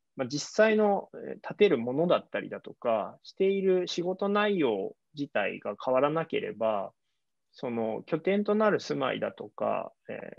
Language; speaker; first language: Japanese; native; Japanese